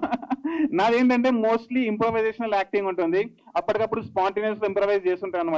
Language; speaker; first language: Telugu; native; Telugu